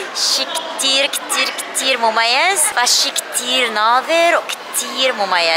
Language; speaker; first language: Arabic; non-native, fluent; Korean